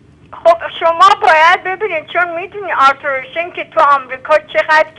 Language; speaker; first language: Persian; native; Persian